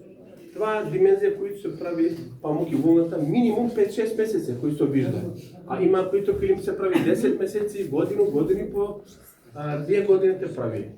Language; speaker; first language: Bulgarian; non-native, learner; Serbian